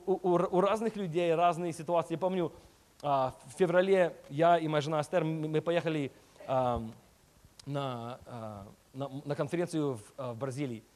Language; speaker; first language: Russian; early bilingual, heritage; Russian